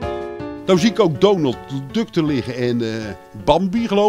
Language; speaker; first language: Dutch; native; Dutch